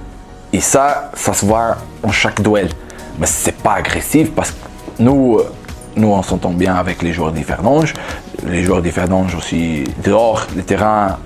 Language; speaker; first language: French; non-native, fluent; Portuguese